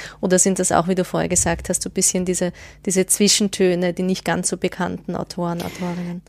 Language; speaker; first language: German; native; German